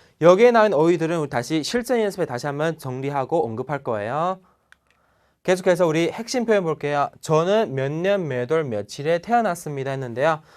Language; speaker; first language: Korean; non-native, fluent; Chinese